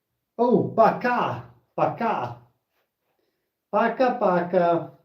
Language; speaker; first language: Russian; non-native, learner; Slovenian